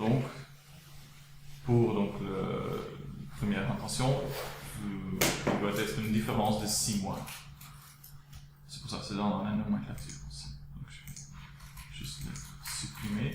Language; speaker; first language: French; non-native, local second language; Dutch